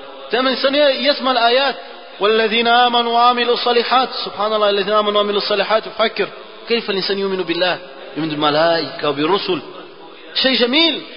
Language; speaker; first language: Arabic; non-native, fluent; Portuguese